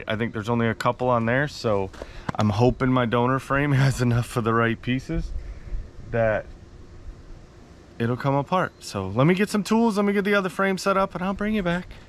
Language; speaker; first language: English; native; English